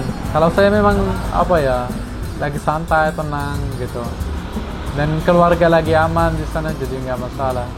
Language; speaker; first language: Indonesian; non-native, fluent; Arabic